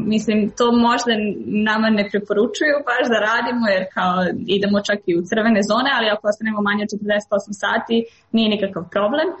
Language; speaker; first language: Serbian; native; Serbian